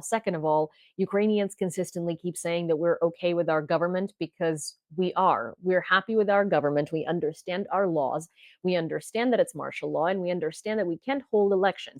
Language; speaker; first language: English; non-native, fluent; Ukrainian